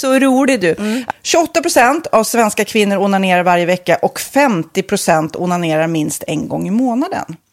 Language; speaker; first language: Swedish; native; Swedish